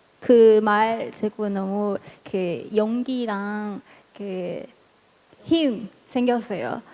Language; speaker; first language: Korean; non-native, fluent; Chinese